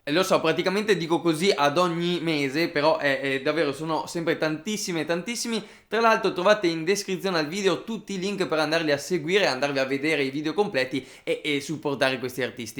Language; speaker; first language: Italian; native; Italian